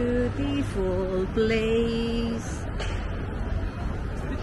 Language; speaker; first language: English; non-native, learner; Filipino